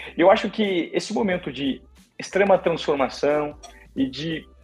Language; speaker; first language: Portuguese; native; Portuguese